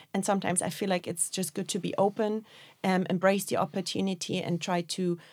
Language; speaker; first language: English; non-native, fluent; German